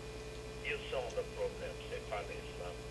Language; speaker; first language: French; non-native, learner; English